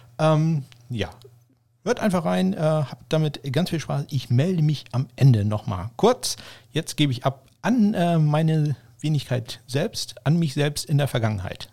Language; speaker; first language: German; native; German